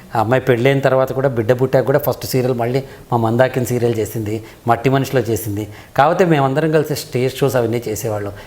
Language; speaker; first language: Telugu; native; Telugu